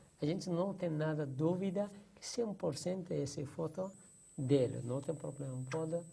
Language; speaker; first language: Portuguese; non-native, learner; Persian